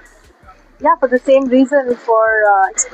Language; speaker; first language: English; non-native, local second language; Hindi